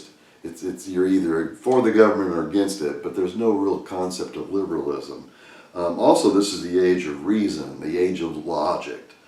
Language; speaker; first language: English; native; English